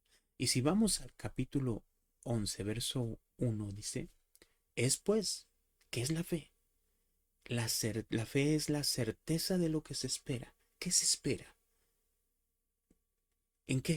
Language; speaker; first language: Spanish; native; Spanish